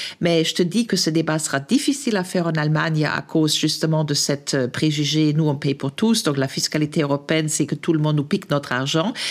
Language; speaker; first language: French; non-native, fluent; German